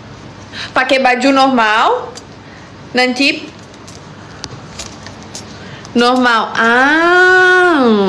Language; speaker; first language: Indonesian; non-native, learner; Portuguese